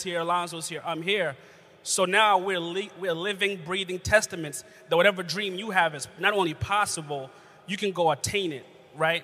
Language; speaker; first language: English; non-native, local second language; Ganda